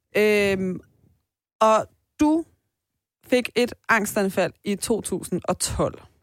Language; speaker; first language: Danish; early bilingual, other home language; Persian